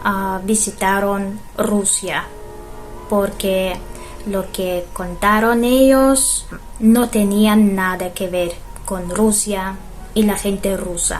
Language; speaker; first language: Spanish; non-native, fluent; Russian